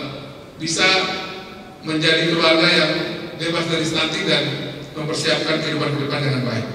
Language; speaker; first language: Indonesian; native; Indonesian